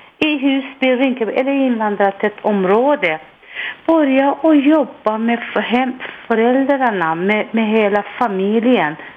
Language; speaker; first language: Swedish; non-native, fluent; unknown